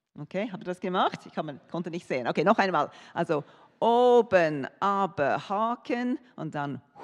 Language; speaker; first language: German; non-native, fluent; English